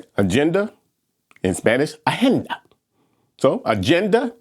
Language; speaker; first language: Spanish; non-native, learner; English